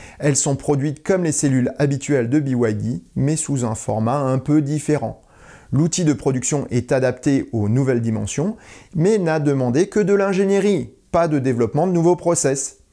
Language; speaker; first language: French; native; French